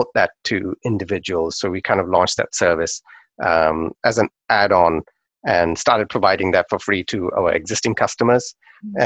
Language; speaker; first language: English; non-native, local second language; Urdu